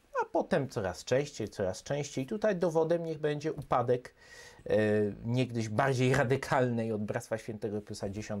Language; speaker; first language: Polish; native; Polish